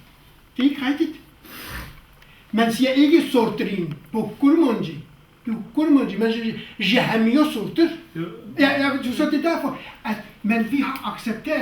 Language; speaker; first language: Danish; non-native, fluent; Kurdish